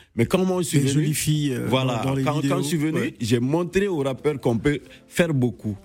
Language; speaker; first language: French; non-native, local second language; Bambara